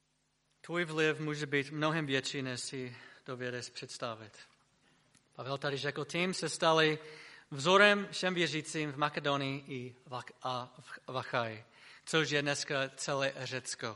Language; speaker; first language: Czech; non-native, fluent; English